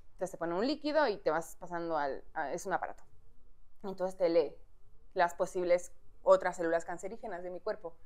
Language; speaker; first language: Spanish; native; Spanish